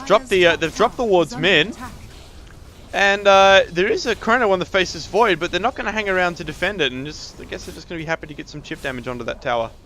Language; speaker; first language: English; native; English